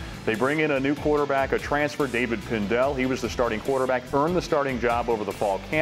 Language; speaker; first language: English; native; English